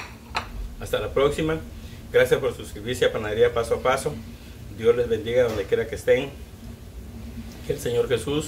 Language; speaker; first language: Spanish; native; Spanish